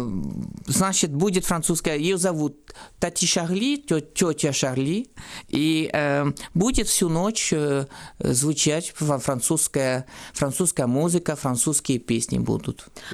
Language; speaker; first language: Russian; non-native, fluent; French